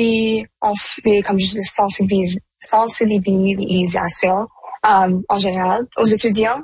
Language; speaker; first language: French; non-native, local second language; Punjabi